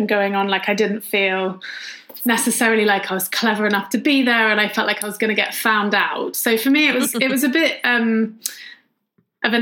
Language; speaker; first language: English; native; English